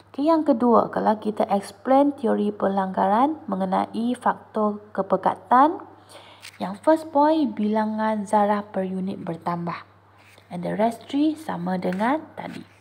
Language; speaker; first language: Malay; non-native, local second language; Chinese